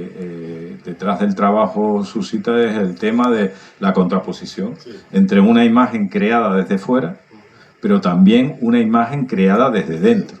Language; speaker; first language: Spanish; native; Spanish